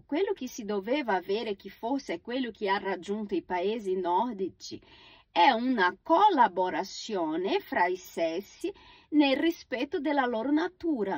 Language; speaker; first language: Italian; non-native, fluent; Portuguese